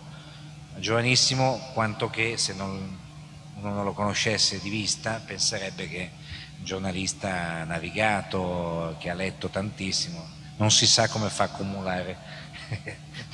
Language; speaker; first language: Italian; native; Italian